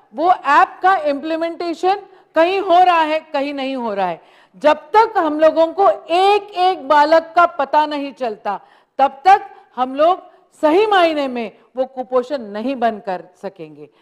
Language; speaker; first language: Hindi; non-native, local second language; Marathi